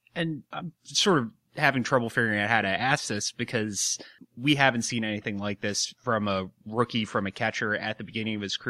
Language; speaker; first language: English; native; English